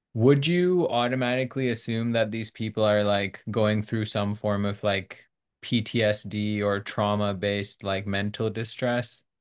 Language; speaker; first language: English; non-native, local second language; Urdu